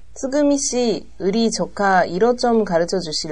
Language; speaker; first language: Korean; non-native, learner; Japanese